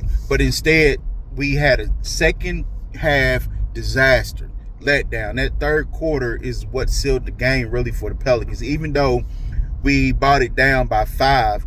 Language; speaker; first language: English; native; English